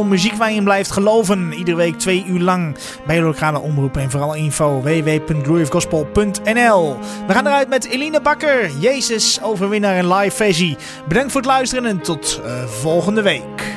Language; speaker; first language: Dutch; native; Dutch